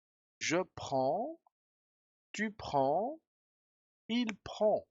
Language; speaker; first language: French; non-native, fluent; Spanish